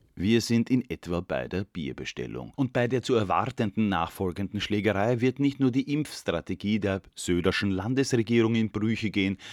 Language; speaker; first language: German; native; German